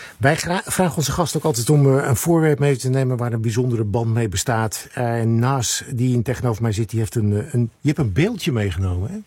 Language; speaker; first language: Dutch; native; Dutch